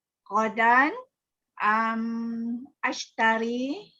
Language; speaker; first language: Arabic; non-native, learner; Malay